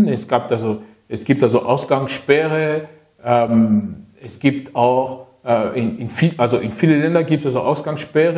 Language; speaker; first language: German; non-native, fluent; French